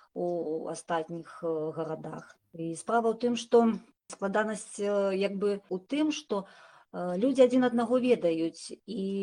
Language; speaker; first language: Belarusian; native; Belarusian